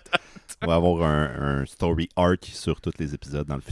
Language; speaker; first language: French; native; French